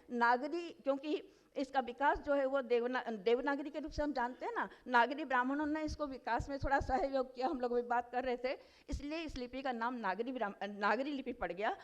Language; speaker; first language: Hindi; non-native, local second language; Odia